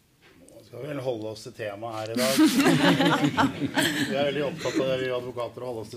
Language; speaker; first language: Norwegian; native; Norwegian